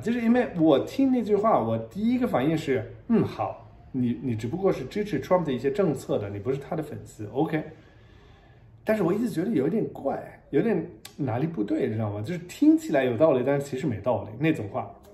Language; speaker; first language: Chinese; non-native, fluent; German